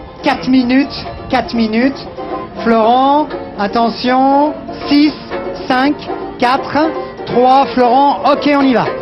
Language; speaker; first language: French; native; French